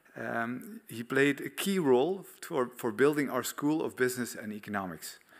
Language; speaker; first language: English; non-native, fluent; Dutch